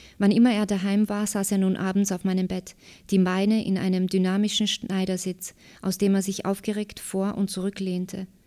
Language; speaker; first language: German; early bilingual, other home language; Slovak